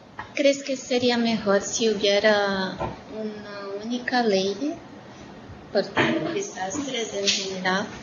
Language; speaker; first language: Spanish; non-native, learner; Portuguese